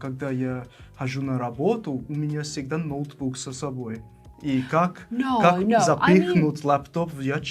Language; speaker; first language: Russian; non-native, fluent; English